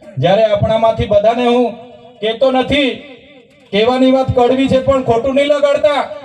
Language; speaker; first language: Gujarati; non-native, local second language; Vasavi